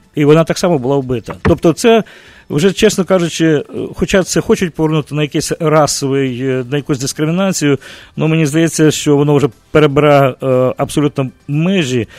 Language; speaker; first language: Ukrainian; native; Ukrainian